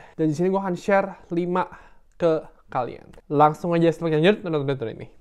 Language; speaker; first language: Indonesian; native; Indonesian